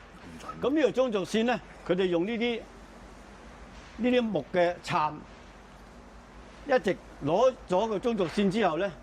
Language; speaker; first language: Cantonese; native; Cantonese